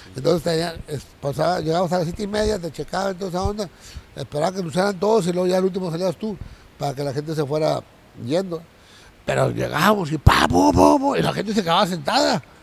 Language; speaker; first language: Spanish; native; Spanish